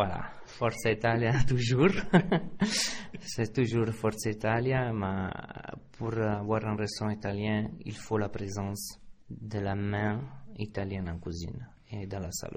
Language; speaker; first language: French; non-native, fluent; Italian